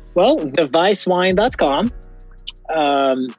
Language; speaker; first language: English; non-native, fluent; French